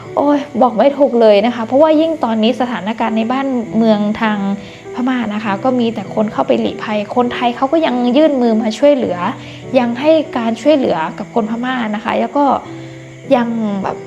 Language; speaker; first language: Thai; non-native, fluent; Burmese